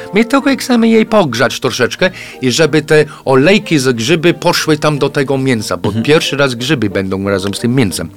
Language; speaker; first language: Polish; non-native, fluent; English